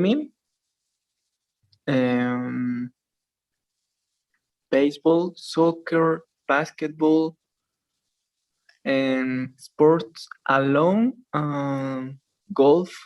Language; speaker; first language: English; non-native, learner; Spanish